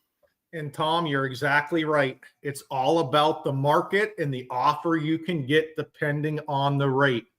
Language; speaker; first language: English; native; English